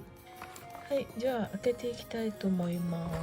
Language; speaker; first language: Japanese; native; Japanese